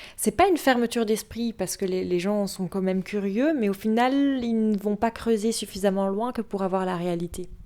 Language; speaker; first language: French; native; French